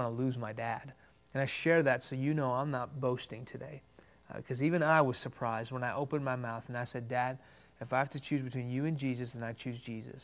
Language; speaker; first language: English; early bilingual, other home language; Persian